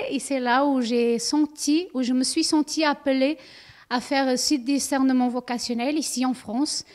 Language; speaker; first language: French; non-native, fluent; Portuguese